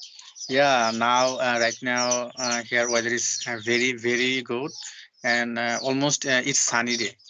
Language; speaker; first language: English; non-native, learner; Bangla